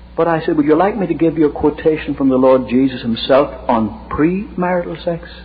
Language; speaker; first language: English; native; English